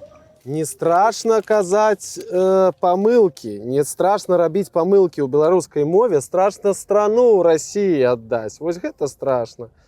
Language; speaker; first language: Belarusian; non-native, local second language; Russian